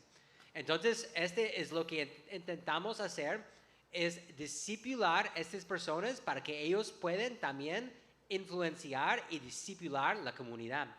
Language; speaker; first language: Spanish; non-native, fluent; English